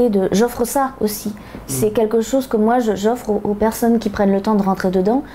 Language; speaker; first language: French; native; French